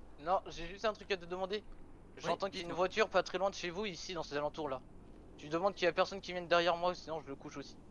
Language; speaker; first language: French; native; French